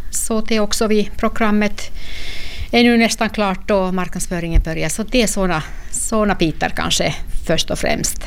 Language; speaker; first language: Swedish; non-native, local second language; Finnish